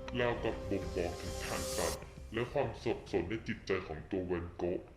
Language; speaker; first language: Thai; native; Thai